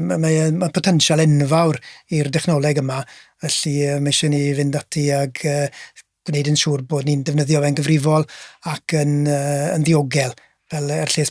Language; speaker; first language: Welsh; native; Welsh